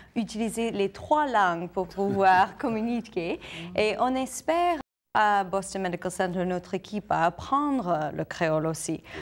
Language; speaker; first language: French; non-native, fluent; English